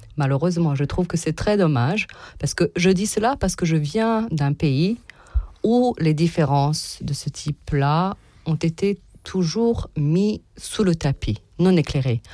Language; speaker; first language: French; non-native, fluent; Serbian